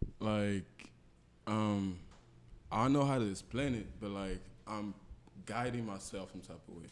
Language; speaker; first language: English; non-native, local second language; French